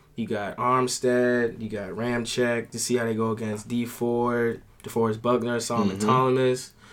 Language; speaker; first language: English; native; English